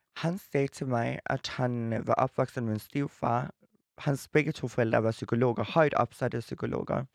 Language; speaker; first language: Danish; early bilingual, other home language; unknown